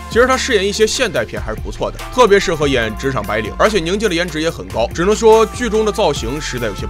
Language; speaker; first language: Chinese; native; Chinese